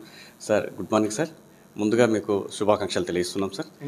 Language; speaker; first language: Telugu; native; Telugu